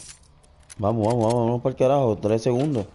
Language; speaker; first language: Spanish; native; Spanish